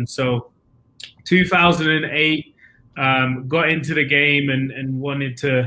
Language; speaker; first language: English; native; English